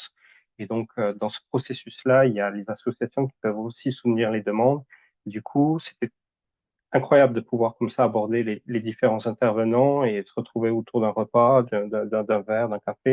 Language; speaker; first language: French; native; French